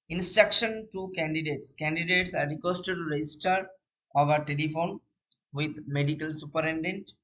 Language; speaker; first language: English; non-native, local second language; Bangla